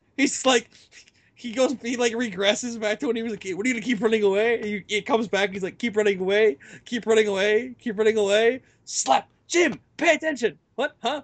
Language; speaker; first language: English; native; English